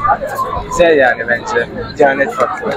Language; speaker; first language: Turkish; non-native, fluent; Kyrgyz